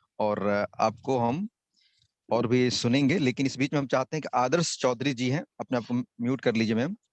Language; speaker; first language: Hindi; native; Hindi